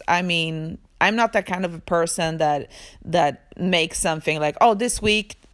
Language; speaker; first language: English; early bilingual, other home language; Swedish